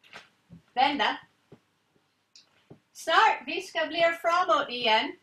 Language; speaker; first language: Swedish; non-native, learner; English